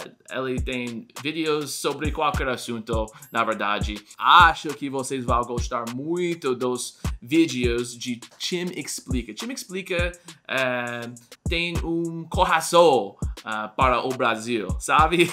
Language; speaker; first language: Portuguese; non-native, learner; English